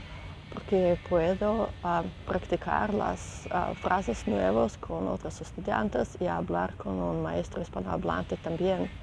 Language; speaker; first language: Spanish; non-native, learner; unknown